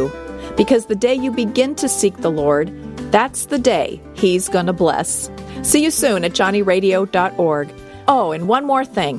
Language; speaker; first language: English; native; English